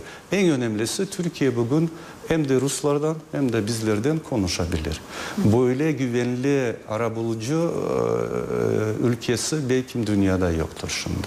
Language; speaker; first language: Turkish; non-native, fluent; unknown